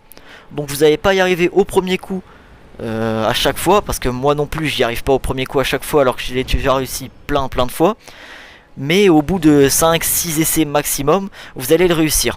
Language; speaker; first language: French; native; French